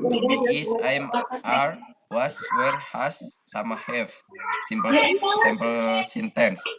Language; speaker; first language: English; non-native, learner; Indonesian